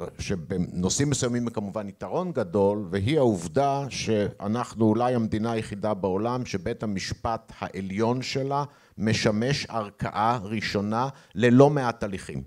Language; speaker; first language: Hebrew; native; Hebrew